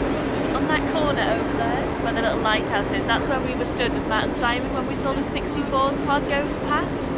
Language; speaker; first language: English; native; English